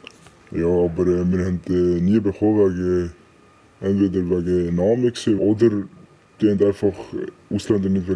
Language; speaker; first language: German; non-native, fluent; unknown